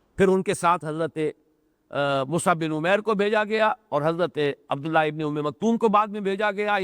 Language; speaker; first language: Urdu; native; Urdu